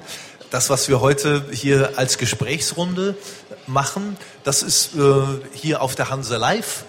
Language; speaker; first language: German; native; German